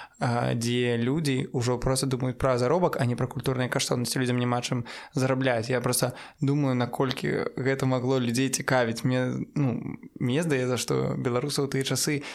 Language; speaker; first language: Belarusian; non-native, local second language; Russian